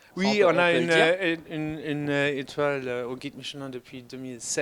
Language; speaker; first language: French; non-native, fluent; German